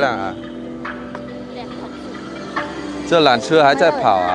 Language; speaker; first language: Chinese; non-native, learner; Vietnamese